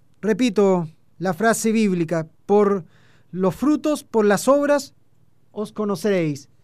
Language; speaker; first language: Spanish; native; Spanish